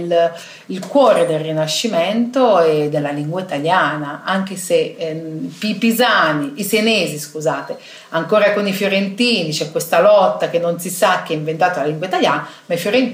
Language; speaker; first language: Italian; native; Italian